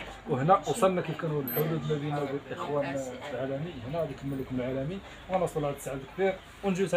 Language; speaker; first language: Arabic; native; Arabic